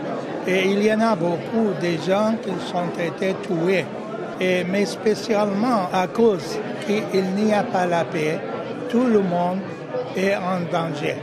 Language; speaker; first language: French; non-native, fluent; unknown